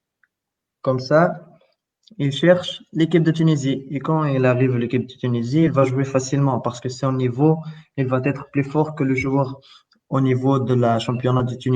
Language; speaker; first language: French; non-native, local second language; Arabic